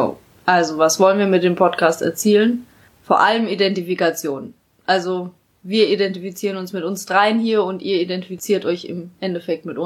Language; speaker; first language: German; early bilingual, other home language; Polish